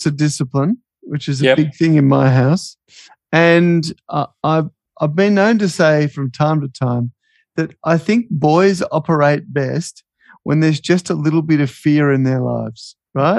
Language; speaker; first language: English; native; English